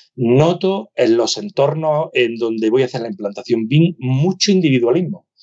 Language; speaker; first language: Spanish; native; Spanish